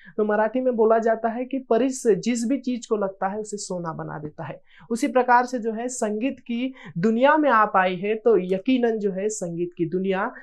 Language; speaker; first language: Hindi; native; Hindi